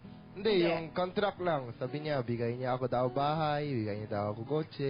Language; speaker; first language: Filipino; non-native, learner; Korean